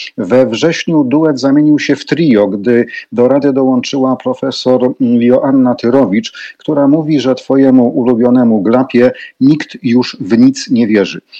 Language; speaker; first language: Polish; native; Polish